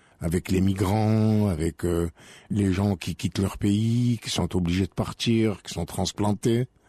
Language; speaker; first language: French; native; French